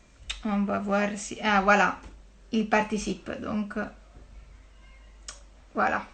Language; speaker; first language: French; non-native, fluent; Italian